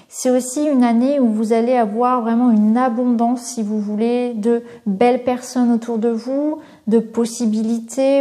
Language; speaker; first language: French; native; French